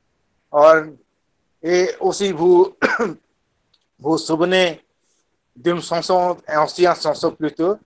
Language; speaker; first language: French; non-native, fluent; Bangla